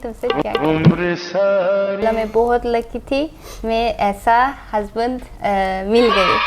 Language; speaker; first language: Hindi; non-native, learner; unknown